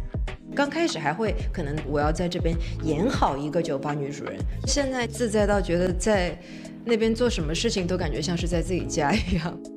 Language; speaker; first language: Chinese; native; Chinese